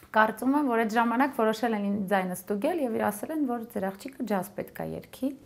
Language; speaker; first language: Armenian; early bilingual, heritage; Armenian